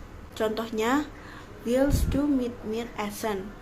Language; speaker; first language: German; non-native, learner; Indonesian